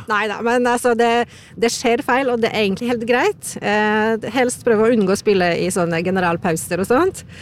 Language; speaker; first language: Norwegian; non-native, fluent; Polish